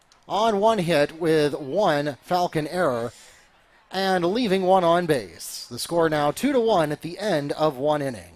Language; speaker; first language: English; native; English